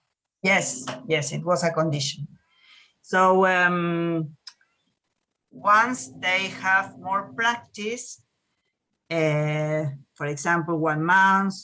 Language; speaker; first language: English; non-native, learner; Spanish